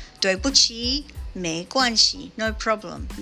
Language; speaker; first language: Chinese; non-native, learner; English